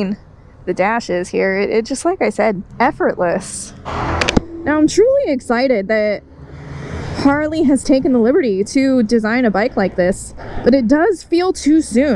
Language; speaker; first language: English; native; English